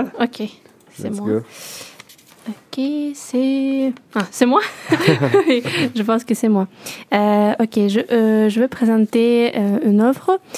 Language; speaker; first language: French; non-native, learner; Russian